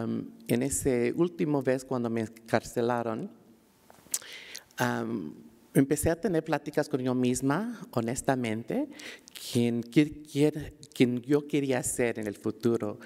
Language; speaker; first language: Spanish; early bilingual, heritage; Spanish